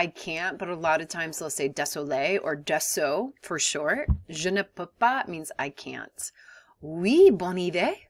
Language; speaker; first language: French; non-native, fluent; English